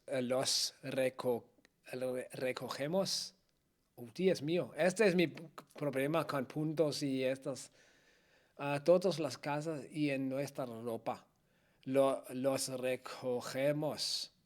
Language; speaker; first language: Spanish; non-native, learner; Danish